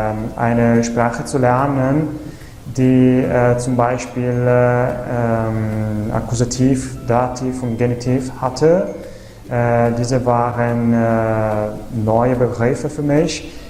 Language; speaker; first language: German; non-native, fluent; Italian